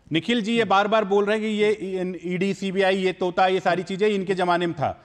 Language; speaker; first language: Hindi; native; Hindi